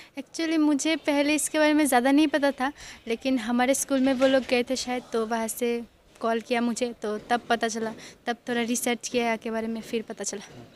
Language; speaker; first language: Hindi; non-native, local second language; Bangla